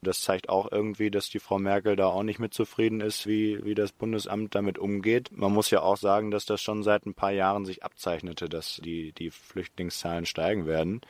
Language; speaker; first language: German; native; German